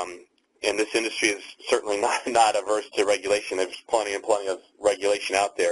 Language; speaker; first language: English; native; English